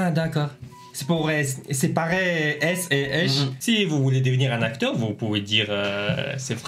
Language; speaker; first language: French; non-native, learner; Mongolian